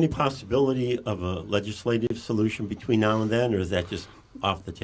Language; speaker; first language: English; native; English